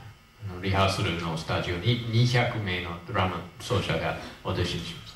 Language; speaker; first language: Japanese; non-native, fluent; English